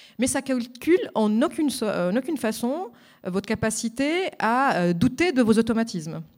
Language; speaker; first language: French; non-native, local second language; Arabic